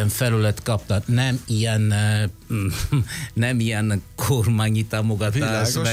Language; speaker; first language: Hungarian; non-native, fluent; Italian